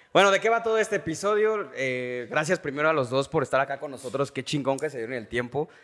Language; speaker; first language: Spanish; native; Spanish